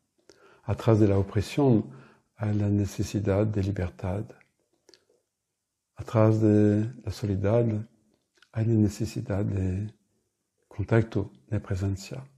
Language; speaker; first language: Spanish; non-native, fluent; French